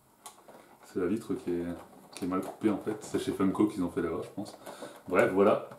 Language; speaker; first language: French; native; French